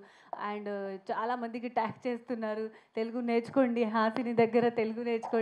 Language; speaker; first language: Telugu; non-native, learner; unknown